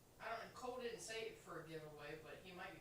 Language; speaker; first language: English; native; English